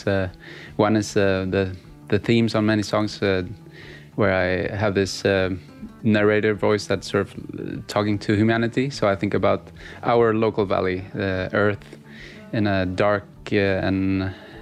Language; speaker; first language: English; non-native, fluent; Swedish